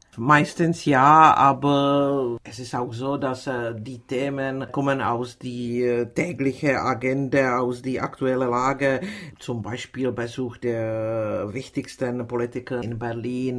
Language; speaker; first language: German; non-native, fluent; Czech